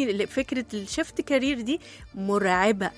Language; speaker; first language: Arabic; native; Arabic